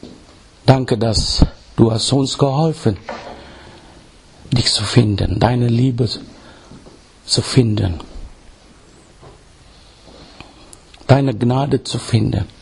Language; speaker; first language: German; non-native, learner; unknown